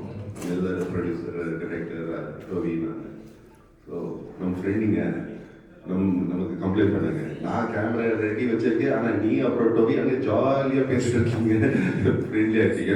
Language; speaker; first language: Tamil; non-native, fluent; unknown